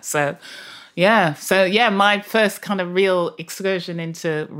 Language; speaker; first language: English; native; English